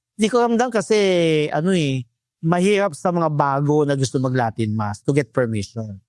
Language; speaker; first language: Filipino; native; Filipino